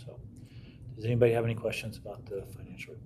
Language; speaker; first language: English; native; English